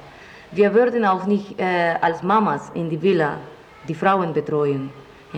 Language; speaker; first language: German; non-native, fluent; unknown